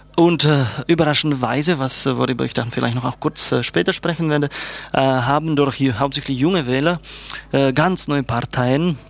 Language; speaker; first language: German; non-native, fluent; Czech